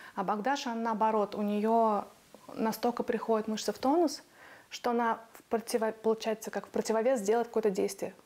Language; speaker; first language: Russian; native; Russian